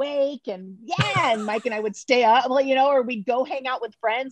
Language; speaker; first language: English; native; English